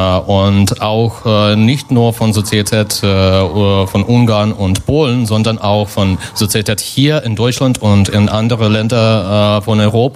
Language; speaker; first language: German; non-native, fluent; Russian